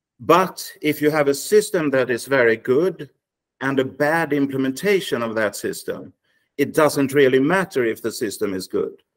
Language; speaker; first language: English; non-native, fluent; Swedish